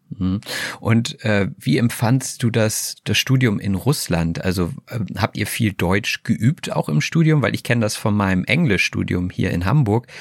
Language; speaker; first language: German; native; German